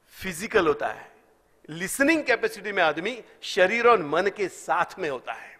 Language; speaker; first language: Hindi; non-native, local second language; Marathi